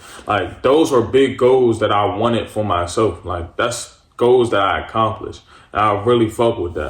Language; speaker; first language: English; native; English